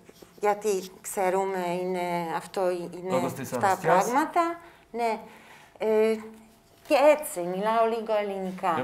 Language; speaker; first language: Greek; non-native, learner; Polish